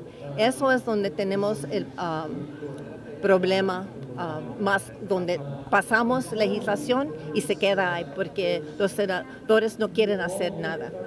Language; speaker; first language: Spanish; early bilingual, heritage; English